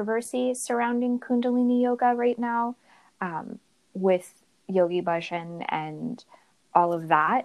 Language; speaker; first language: English; native; English